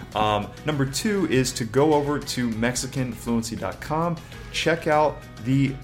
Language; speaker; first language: English; native; English